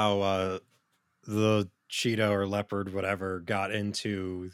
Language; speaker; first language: English; native; English